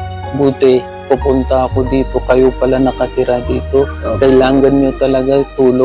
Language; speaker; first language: Filipino; non-native, learner; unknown